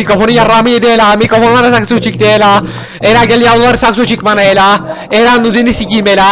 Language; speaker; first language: Turkish; native; Turkish